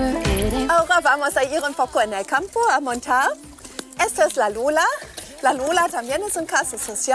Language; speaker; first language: Spanish; non-native, fluent; German